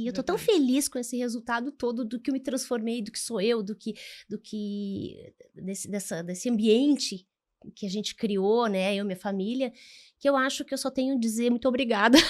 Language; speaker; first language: Portuguese; native; Portuguese